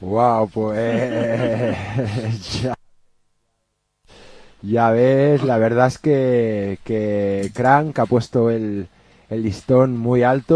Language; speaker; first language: Spanish; native; Spanish